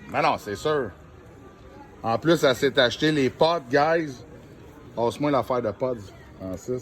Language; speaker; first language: French; native; French